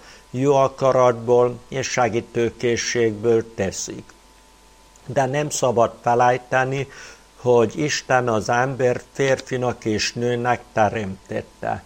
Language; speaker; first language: Hungarian; native; Hungarian